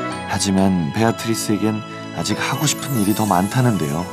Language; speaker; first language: Korean; native; Korean